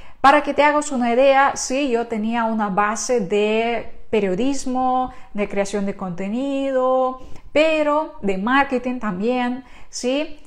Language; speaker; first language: Spanish; non-native, fluent; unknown